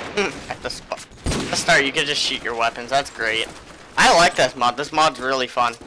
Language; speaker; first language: English; native; English